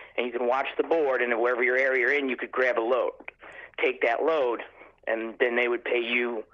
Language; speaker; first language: English; native; English